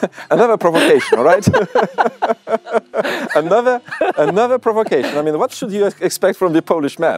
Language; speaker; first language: English; non-native, fluent; Lithuanian